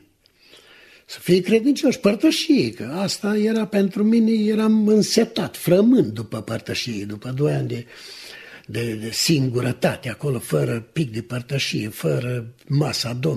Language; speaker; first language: Romanian; native; Romanian